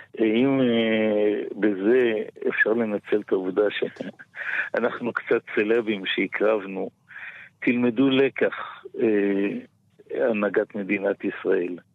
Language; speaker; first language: Hebrew; native; Hebrew